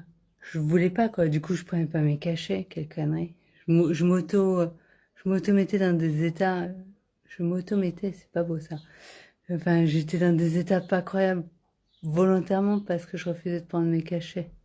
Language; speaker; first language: French; native; French